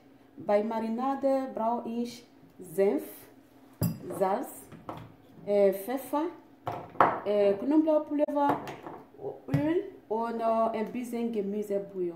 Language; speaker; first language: German; non-native, learner; French